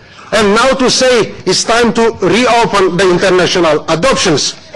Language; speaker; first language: English; non-native, fluent; Romanian